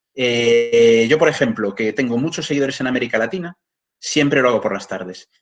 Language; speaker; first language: Spanish; native; Spanish